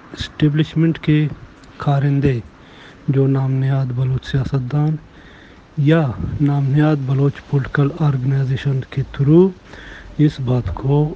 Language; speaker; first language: Urdu; non-native, local second language; Baluchi